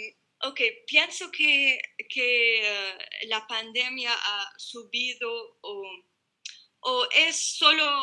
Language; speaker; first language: Spanish; non-native, learner; Arabic